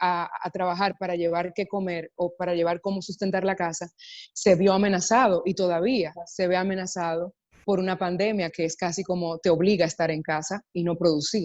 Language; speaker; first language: Spanish; native; Spanish